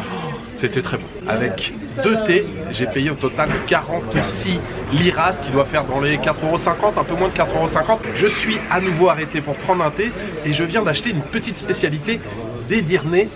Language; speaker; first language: French; native; French